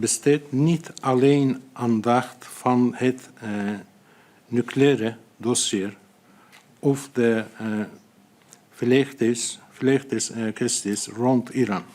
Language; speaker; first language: Dutch; non-native, fluent; Azerbaijani